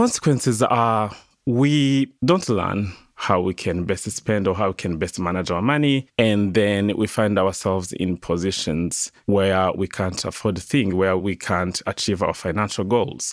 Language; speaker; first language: English; non-native, local second language; Kinyarwanda